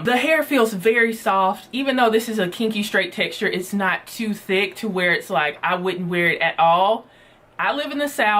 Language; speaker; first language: English; native; English